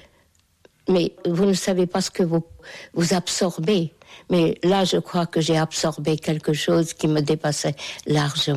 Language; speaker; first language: French; non-native, fluent; Hungarian